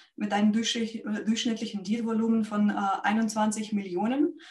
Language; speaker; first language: German; non-native, fluent; Russian